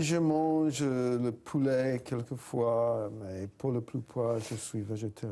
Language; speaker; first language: French; non-native, fluent; English